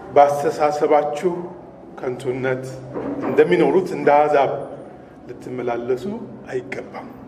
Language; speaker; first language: Amharic; native; Amharic